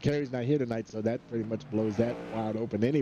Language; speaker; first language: English; native; English